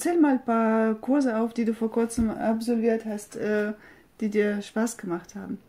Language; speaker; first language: German; non-native, fluent; Russian